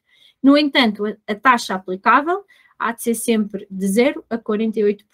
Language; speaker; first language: Portuguese; native; Portuguese